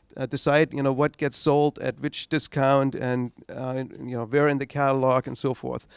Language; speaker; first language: English; non-native, fluent; German